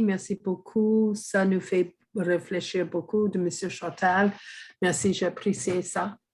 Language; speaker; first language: French; non-native, fluent; English